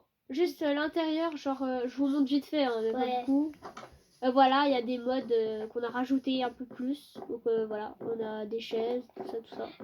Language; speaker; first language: French; native; French